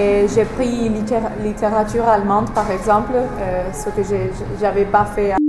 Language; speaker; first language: French; non-native, fluent; English